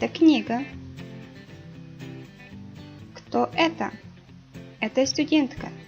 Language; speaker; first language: Russian; non-native, learner; Mongolian